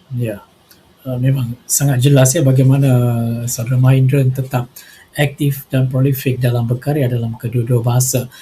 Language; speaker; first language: Malay; non-native, local second language; Tamil